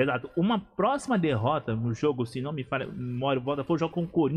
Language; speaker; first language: Portuguese; native; Portuguese